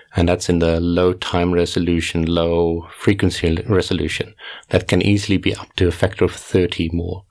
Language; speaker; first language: English; non-native, fluent; Dutch